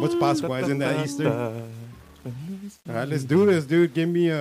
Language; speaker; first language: English; early bilingual, other home language; Spanish